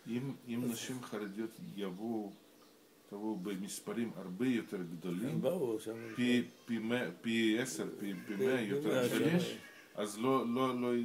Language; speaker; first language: Hebrew; non-native, fluent; Russian